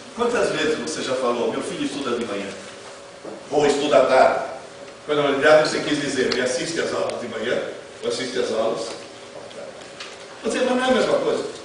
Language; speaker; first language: Portuguese; non-native, fluent; Italian